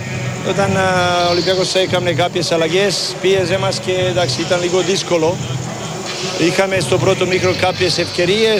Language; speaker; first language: Greek; non-native, fluent; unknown